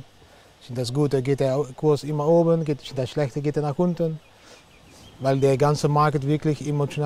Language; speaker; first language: German; non-native, learner; Dutch